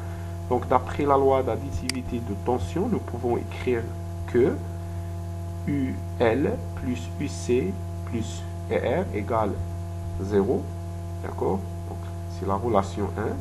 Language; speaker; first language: French; non-native, local second language; Arabic